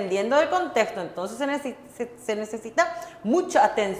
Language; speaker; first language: Spanish; non-native, fluent; Korean